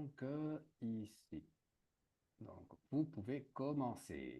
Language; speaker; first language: French; native; French